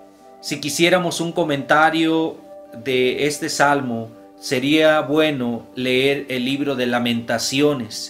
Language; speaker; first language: Spanish; native; Spanish